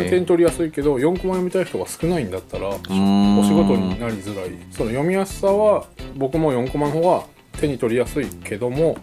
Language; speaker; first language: Japanese; native; Japanese